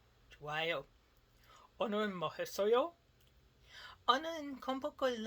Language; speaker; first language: Korean; non-native, learner; English